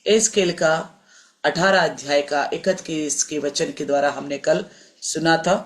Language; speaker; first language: Hindi; non-native, local second language; Telugu